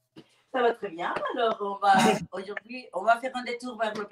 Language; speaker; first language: French; non-native, fluent; Spanish